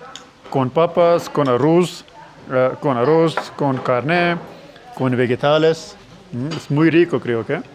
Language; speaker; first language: Spanish; non-native, learner; Urdu